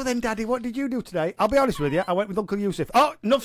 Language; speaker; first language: English; native; English